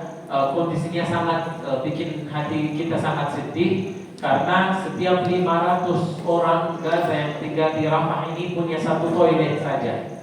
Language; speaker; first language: Indonesian; non-native, fluent; Arabic